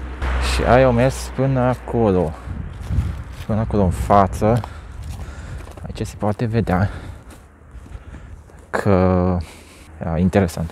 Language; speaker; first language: Romanian; non-native, local second language; Hungarian